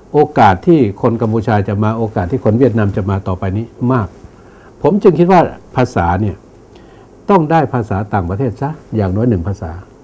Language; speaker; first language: Thai; non-native, local second language; Northeastern Thai